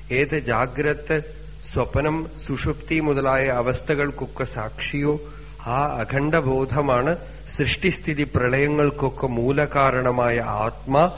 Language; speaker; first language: Malayalam; non-native, local second language; Tamil